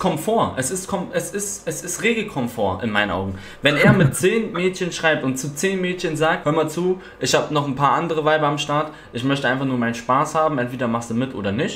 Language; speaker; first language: German; native; German